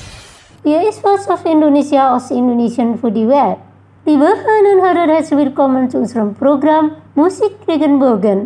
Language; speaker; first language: German; non-native, fluent; Indonesian